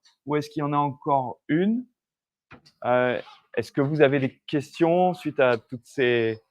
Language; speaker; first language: French; native; French